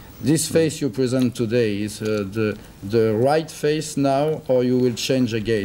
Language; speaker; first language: English; non-native, learner; French